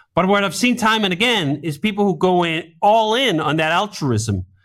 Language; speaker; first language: English; non-native, fluent; Danish